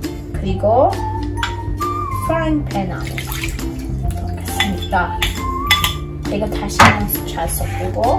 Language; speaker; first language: Korean; early bilingual, other home language; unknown